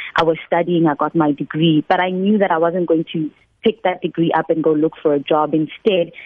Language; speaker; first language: English; non-native, local second language; Northern Sotho